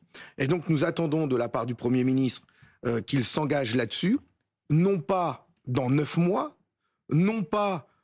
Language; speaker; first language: French; native; French